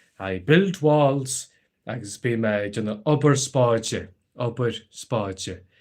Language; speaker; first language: Irish; native; Irish